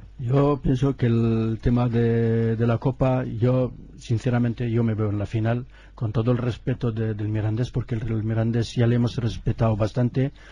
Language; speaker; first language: Spanish; non-native, fluent; Arabic